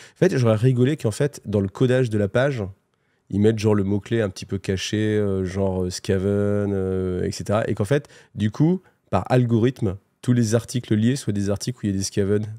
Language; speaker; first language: French; native; French